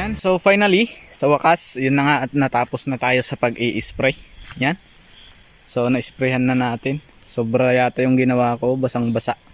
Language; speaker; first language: Filipino; non-native, local second language; Iloko